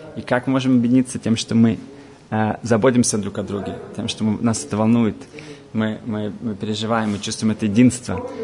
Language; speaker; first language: Russian; early bilingual, heritage; Russian